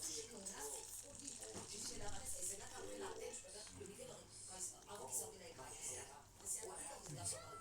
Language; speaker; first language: French; native; French